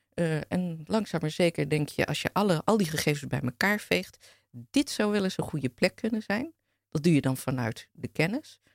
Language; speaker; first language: Dutch; native; Dutch